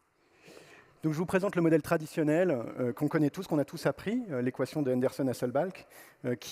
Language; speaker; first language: French; native; French